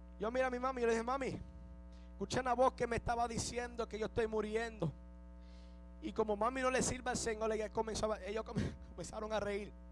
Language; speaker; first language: Spanish; early bilingual, heritage; Spanish